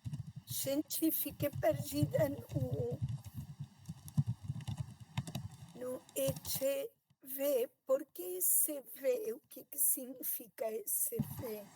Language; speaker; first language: Portuguese; non-native, fluent; Spanish